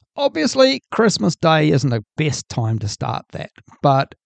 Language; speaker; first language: English; native; English